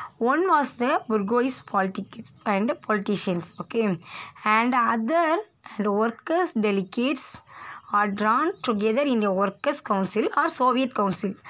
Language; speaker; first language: English; non-native, local second language; Tamil